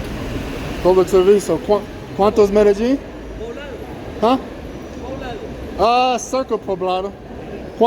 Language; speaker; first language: Spanish; non-native, learner; English